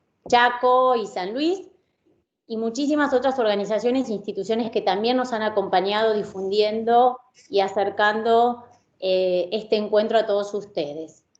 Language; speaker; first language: Spanish; native; Spanish